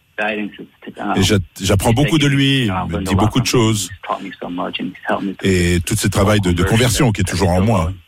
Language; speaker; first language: French; non-native, fluent; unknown